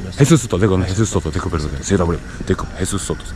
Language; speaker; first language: Spanish; non-native, learner; Japanese